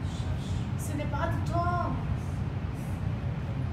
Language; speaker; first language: French; non-native, learner; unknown